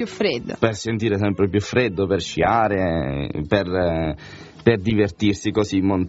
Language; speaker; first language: Italian; native; Italian